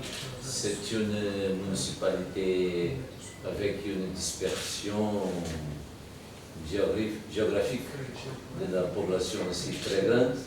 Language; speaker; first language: French; non-native, fluent; Kabuverdianu